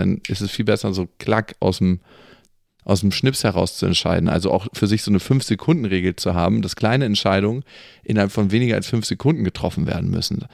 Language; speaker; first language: German; native; German